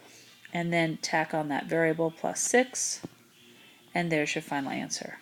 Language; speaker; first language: English; native; English